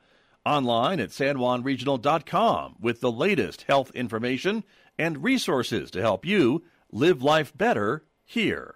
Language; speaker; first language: English; native; English